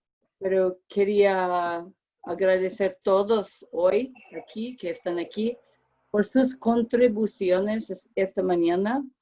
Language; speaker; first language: Spanish; non-native, learner; English